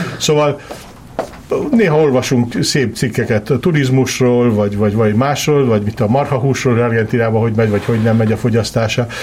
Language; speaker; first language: Hungarian; early bilingual, heritage; Hungarian